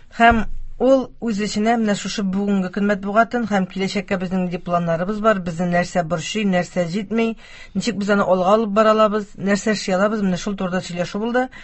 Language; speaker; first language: Tatar; native; Tatar